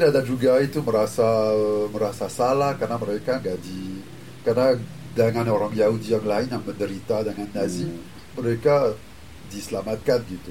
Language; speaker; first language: Indonesian; non-native, fluent; French